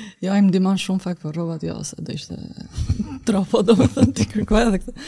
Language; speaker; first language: Albanian; native; Albanian